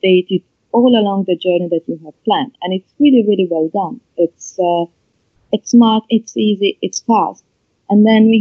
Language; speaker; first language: English; non-native, fluent; Italian